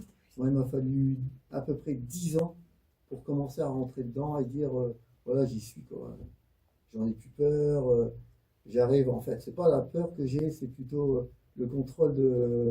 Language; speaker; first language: French; native; French